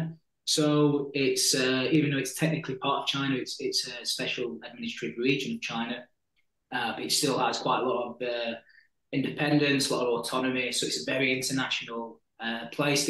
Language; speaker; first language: English; native; English